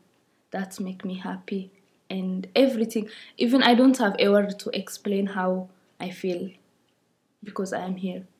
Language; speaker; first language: English; non-native, learner; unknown